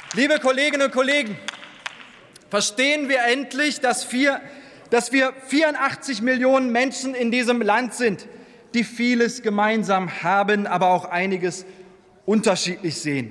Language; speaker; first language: German; early bilingual, other home language; Turkish